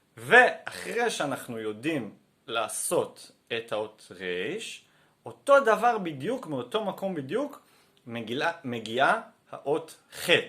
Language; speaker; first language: Hebrew; native; Hebrew